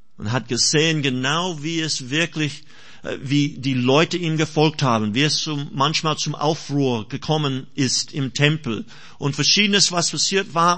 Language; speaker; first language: German; non-native, fluent; English